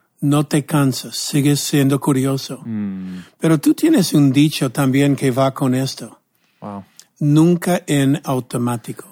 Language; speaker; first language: Spanish; non-native, fluent; English